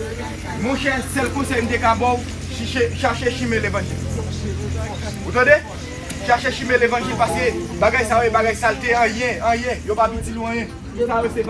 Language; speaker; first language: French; non-native, local second language; Haitian Creole